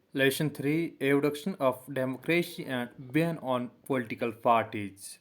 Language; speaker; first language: English; non-native, local second language; Nepali